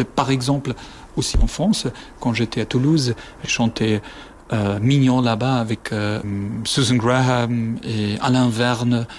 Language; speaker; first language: French; non-native, fluent; German